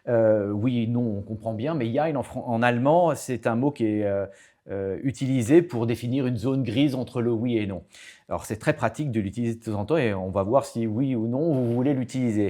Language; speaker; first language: French; native; French